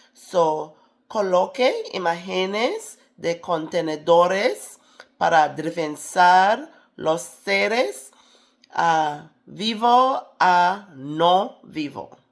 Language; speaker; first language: Spanish; non-native, learner; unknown